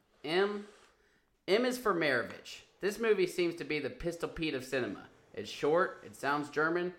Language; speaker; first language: English; native; English